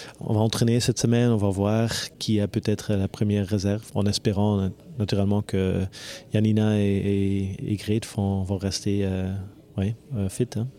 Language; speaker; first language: French; non-native, local second language; Dutch